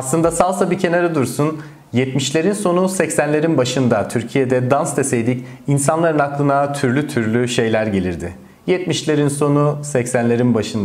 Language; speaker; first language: Turkish; native; Turkish